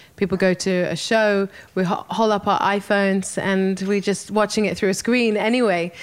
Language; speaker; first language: English; native; English